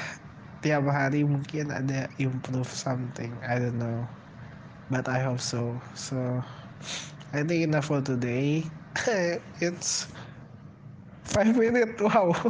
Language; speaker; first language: English; non-native, learner; Indonesian